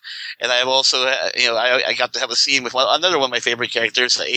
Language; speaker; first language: English; non-native, local second language; Filipino